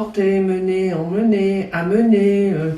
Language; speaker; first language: French; native; French